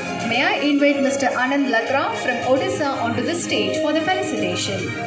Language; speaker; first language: English; non-native, local second language; Tamil